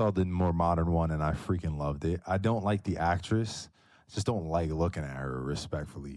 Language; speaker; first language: English; native; English